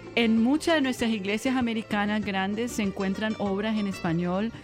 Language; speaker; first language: Spanish; early bilingual, heritage; Spanish